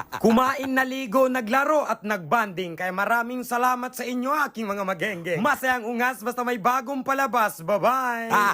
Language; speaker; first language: Filipino; non-native, local second language; Chavacano